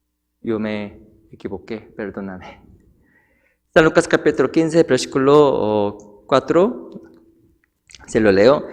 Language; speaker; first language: Spanish; non-native, fluent; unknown